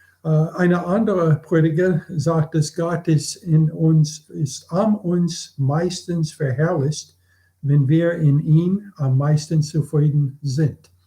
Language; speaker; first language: German; non-native, fluent; English